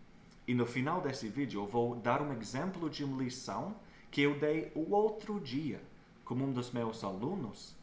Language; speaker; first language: Portuguese; non-native, fluent; English